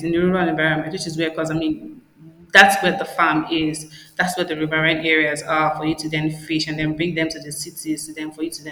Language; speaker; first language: English; non-native, local second language; Igbo